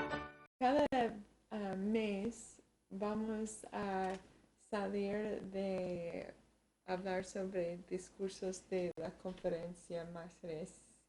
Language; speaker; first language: Spanish; early bilingual, heritage; Spanish